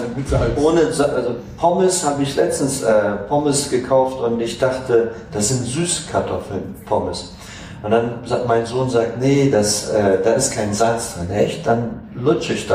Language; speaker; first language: German; non-native, fluent; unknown